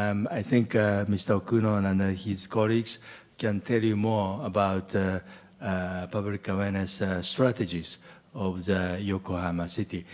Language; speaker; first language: English; non-native, fluent; Japanese